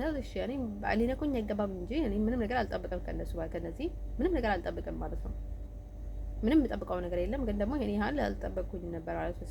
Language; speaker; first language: Amharic; native; Amharic